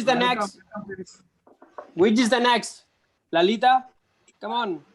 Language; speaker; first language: English; non-native, learner; Spanish